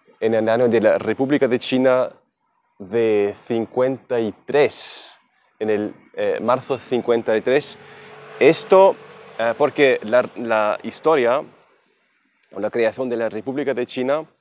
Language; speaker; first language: Spanish; non-native, fluent; German